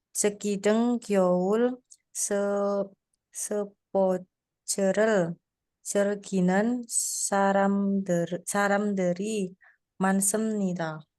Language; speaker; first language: Korean; non-native, learner; Indonesian